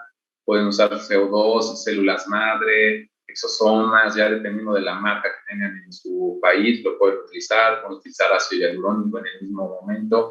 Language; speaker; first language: Spanish; native; Spanish